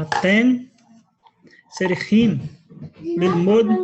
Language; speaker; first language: Hebrew; non-native, learner; Portuguese